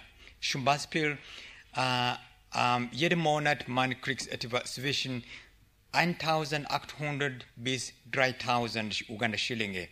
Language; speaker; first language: German; non-native, learner; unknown